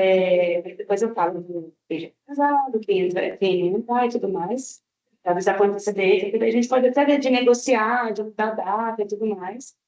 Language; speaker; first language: Portuguese; native; Portuguese